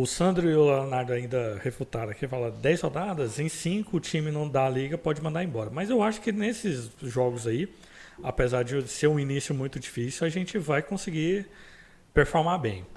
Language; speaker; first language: Portuguese; native; Portuguese